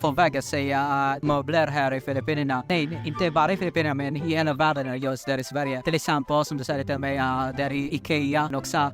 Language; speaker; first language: Swedish; non-native, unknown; Filipino